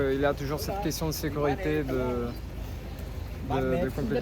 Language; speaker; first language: French; non-native, fluent; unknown